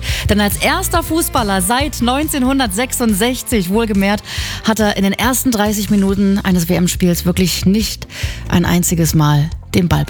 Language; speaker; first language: German; native; German